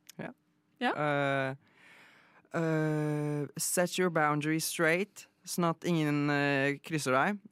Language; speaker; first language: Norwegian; early bilingual, other home language; Polish